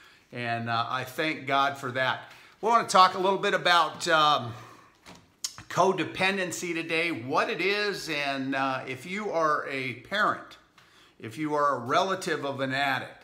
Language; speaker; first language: English; native; English